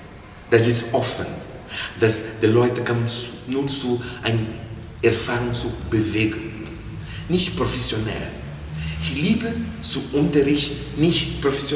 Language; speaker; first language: German; non-native, learner; Portuguese